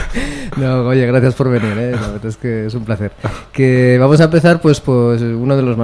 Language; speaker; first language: Spanish; native; Spanish